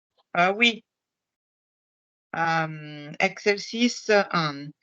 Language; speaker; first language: French; non-native, fluent; Italian